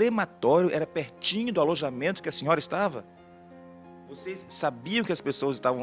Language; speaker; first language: Portuguese; native; Portuguese